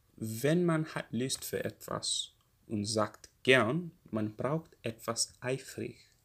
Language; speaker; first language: German; non-native, learner; English